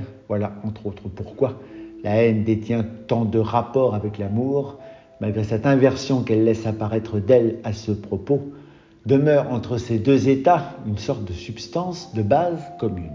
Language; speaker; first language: French; native; French